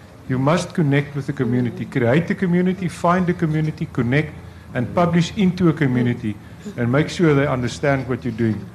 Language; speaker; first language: English; non-native, local second language; Afrikaans